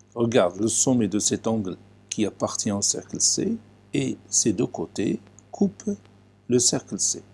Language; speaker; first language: French; non-native, local second language; Arabic